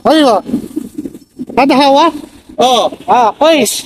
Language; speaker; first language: Arabic; non-native, learner; Filipino